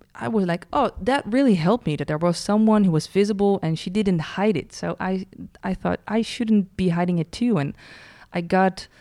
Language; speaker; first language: English; non-native, fluent; Dutch